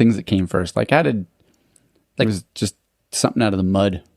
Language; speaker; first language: English; native; English